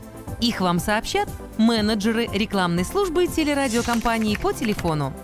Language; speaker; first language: Russian; native; Russian